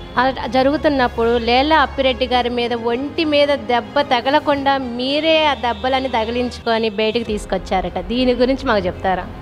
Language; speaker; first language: Telugu; native; Telugu